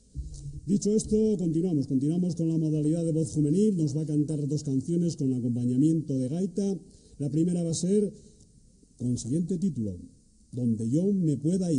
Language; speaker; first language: Spanish; native; Spanish